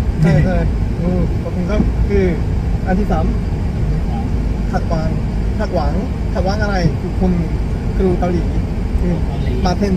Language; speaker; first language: Thai; non-native, learner; Korean